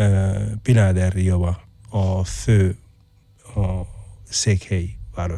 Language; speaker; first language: Hungarian; non-native, fluent; Spanish